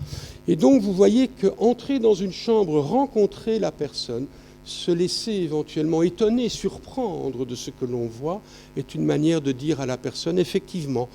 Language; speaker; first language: French; native; French